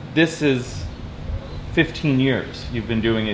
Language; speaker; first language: English; native; English